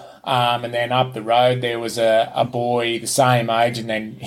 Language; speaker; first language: English; native; English